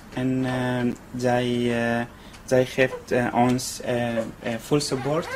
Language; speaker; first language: Dutch; non-native, learner; Arabic